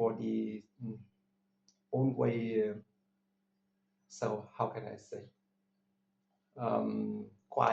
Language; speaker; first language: English; non-native, learner; Vietnamese